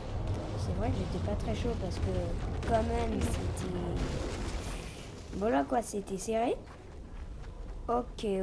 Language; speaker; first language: French; native; French